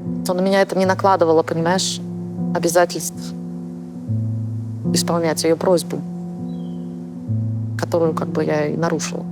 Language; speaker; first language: Russian; native; Russian